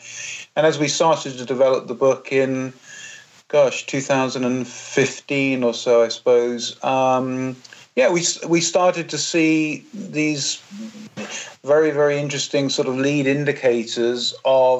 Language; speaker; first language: English; native; English